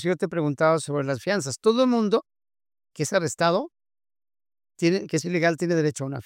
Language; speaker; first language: Spanish; native; Spanish